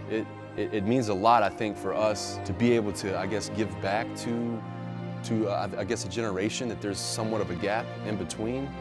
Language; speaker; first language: English; native; English